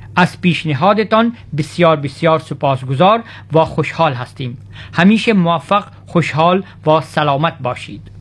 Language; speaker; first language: Persian; non-native, fluent; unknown